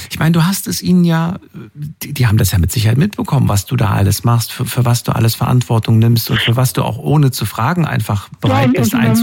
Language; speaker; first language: German; native; German